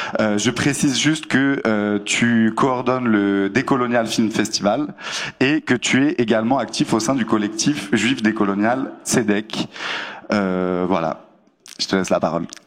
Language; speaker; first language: French; native; French